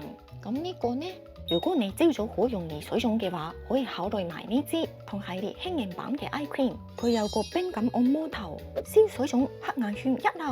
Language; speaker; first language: Cantonese; non-native, fluent; Japanese